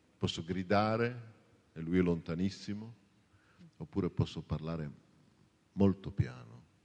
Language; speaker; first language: Italian; native; Italian